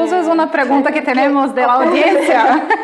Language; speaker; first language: Spanish; non-native, fluent; Portuguese